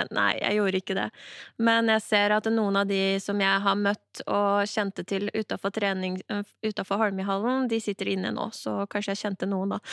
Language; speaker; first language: Norwegian; early bilingual, other home language; Persian